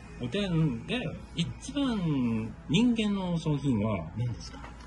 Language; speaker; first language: Japanese; non-native, learner; English